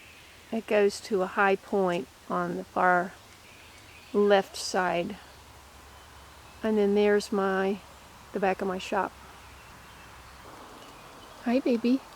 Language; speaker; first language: English; native; English